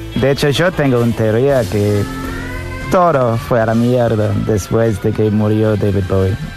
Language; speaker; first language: Spanish; non-native, fluent; English